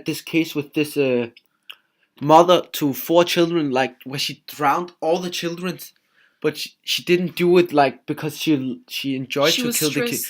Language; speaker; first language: English; non-native, fluent; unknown